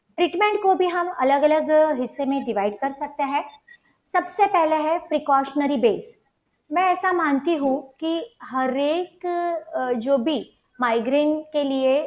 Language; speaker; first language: Hindi; non-native, local second language; Gujarati